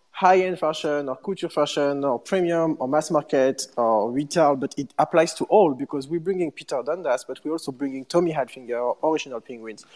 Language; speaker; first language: English; non-native, fluent; French